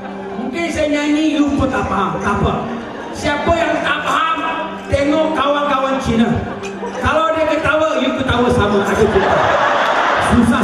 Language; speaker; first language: Malay; native; Malay